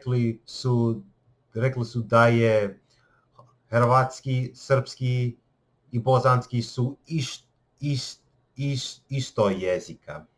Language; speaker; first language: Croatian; non-native, learner; English